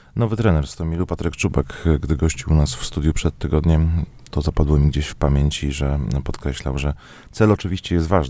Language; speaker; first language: Polish; native; Polish